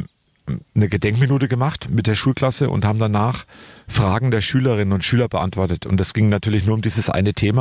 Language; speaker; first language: German; native; German